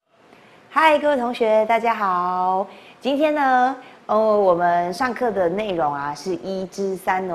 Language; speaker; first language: Chinese; native; Chinese